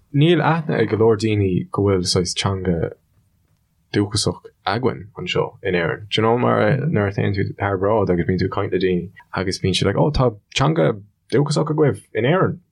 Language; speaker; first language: Irish; non-native, local second language; English